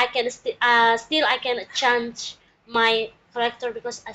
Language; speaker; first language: English; non-native, learner; Indonesian